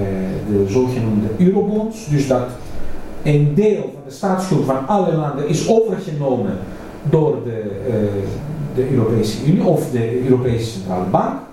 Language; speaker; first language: Dutch; non-native, fluent; Greek